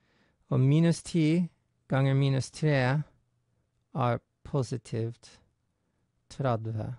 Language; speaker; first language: Norwegian; non-native, fluent; English